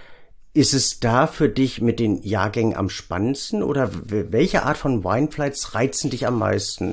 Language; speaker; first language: German; native; German